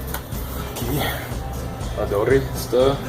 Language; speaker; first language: Spanish; non-native, learner; English